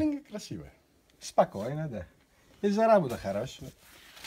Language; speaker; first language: Russian; non-native, learner; Greek